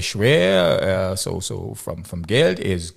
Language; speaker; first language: German; non-native, learner; English